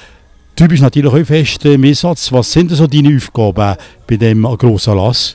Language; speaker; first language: German; native; German